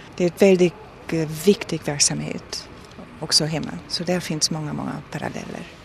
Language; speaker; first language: Swedish; non-native, fluent; German